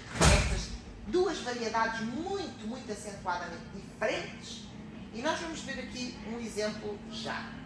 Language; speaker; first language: Portuguese; native; Portuguese